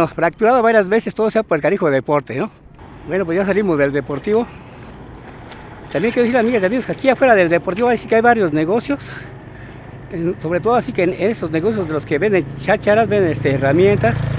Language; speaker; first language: Spanish; native; Spanish